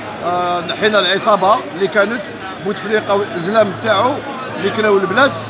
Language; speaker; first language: Arabic; native; Arabic